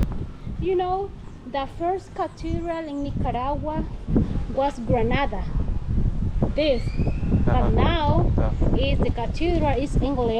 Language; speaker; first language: English; non-native, learner; Spanish